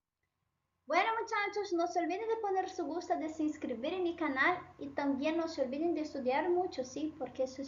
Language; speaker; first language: Spanish; non-native, fluent; Portuguese